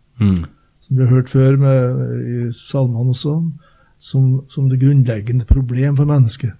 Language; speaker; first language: Norwegian; native; Norwegian